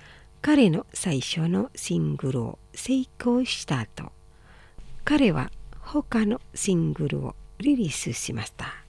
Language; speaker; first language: Japanese; non-native, fluent; Indonesian